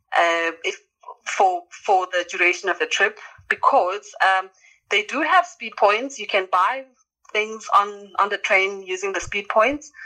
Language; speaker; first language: English; non-native, local second language; Zulu